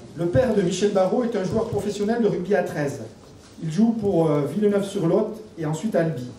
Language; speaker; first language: French; native; French